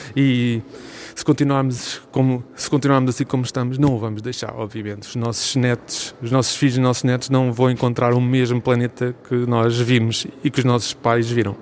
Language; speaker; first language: Portuguese; native; Portuguese